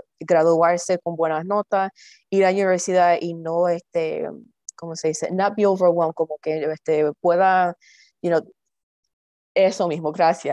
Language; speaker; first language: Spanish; early bilingual, heritage; Spanish